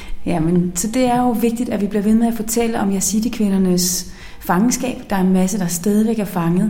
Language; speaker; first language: Danish; native; Danish